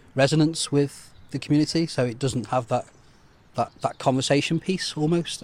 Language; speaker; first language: English; native; English